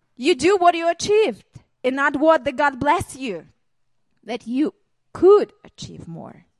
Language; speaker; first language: English; non-native, learner; Hebrew